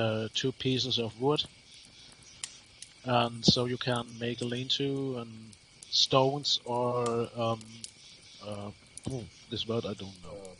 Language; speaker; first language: English; non-native, learner; German